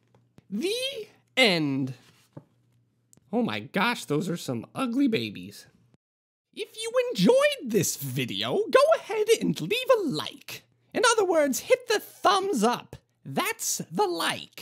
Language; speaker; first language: English; native; English